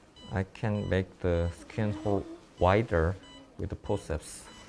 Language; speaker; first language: English; non-native, fluent; Korean